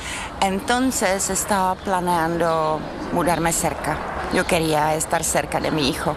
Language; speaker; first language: Spanish; non-native, fluent; Czech